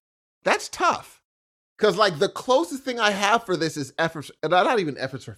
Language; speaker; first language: English; native; English